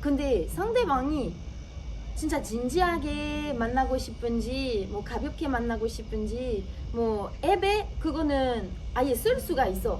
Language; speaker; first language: Korean; non-native, fluent; French